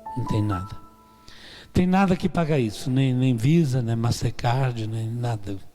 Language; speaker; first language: Portuguese; non-native, fluent; Italian